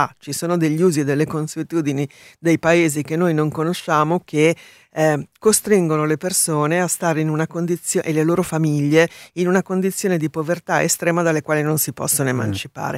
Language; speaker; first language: Italian; native; Italian